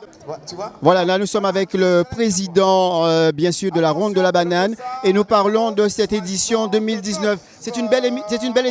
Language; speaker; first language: French; native; French